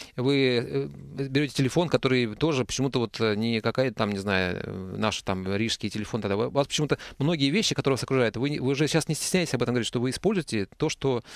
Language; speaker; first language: Russian; native; Russian